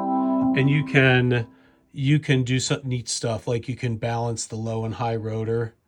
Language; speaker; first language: English; native; English